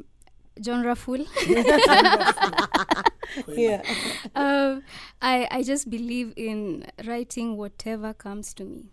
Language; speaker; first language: English; non-native, local second language; Luo (Kenya and Tanzania)